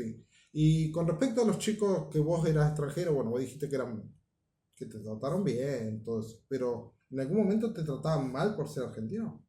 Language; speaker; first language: Spanish; native; Spanish